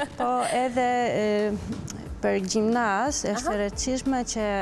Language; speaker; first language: Albanian; non-native, learner; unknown